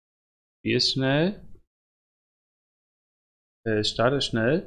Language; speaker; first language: German; native; German